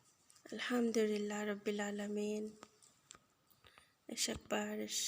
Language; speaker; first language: Arabic; non-native, learner; Bangla